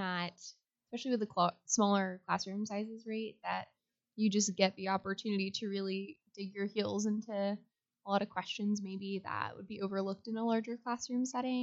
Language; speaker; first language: English; native; English